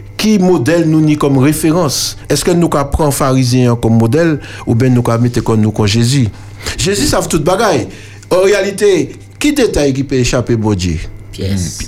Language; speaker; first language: French; native; French